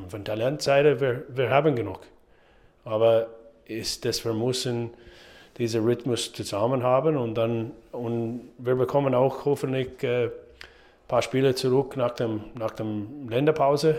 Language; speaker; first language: German; non-native, learner; English